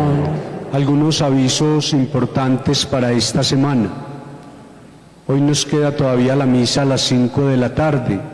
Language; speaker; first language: Spanish; native; Spanish